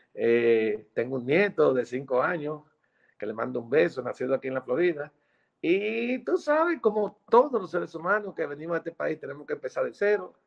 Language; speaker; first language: Spanish; native; Spanish